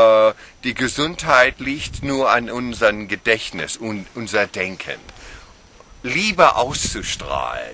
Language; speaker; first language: German; non-native, fluent; English